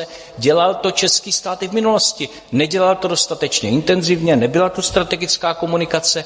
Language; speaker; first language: Czech; native; Czech